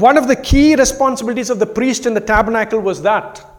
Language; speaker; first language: English; non-native, local second language; Tamil